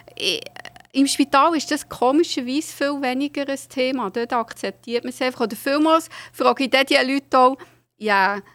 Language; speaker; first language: German; native; German